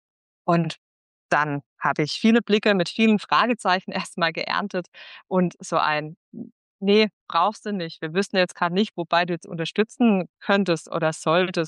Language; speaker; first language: German; native; German